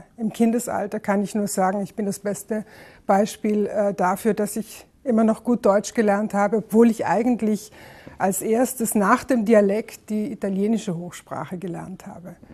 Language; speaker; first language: German; native; German